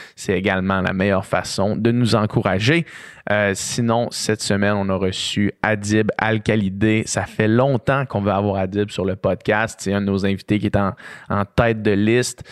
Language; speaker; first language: French; native; French